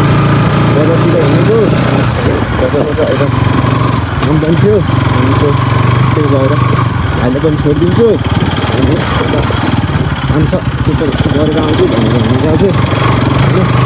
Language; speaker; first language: Nepali; native; Nepali